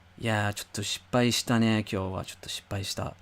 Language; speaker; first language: Japanese; non-native, fluent; English